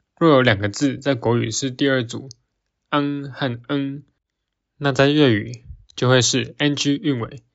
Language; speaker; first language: Chinese; native; Chinese